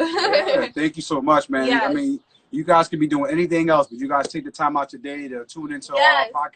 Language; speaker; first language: English; native; English